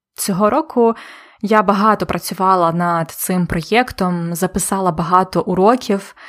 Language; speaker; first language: Ukrainian; native; Ukrainian